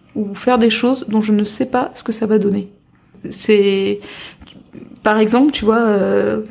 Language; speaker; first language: French; native; French